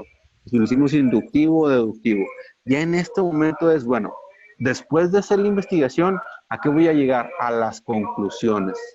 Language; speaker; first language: Spanish; native; Spanish